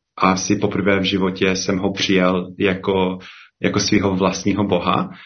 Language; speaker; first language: Czech; non-native, fluent; English